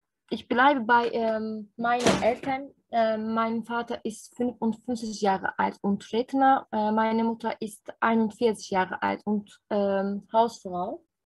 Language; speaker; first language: German; non-native, learner; Turkish